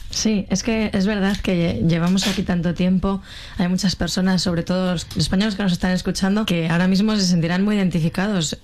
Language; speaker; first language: Spanish; native; Spanish